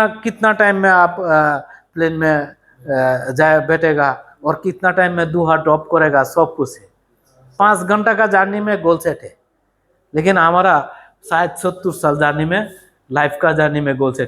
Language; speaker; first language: Hindi; non-native, learner; Bangla